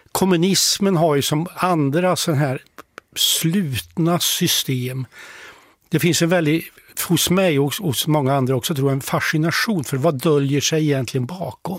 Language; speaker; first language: Swedish; native; Swedish